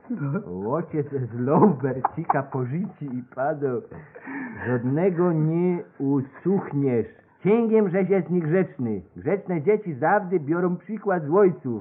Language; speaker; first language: Polish; native; Polish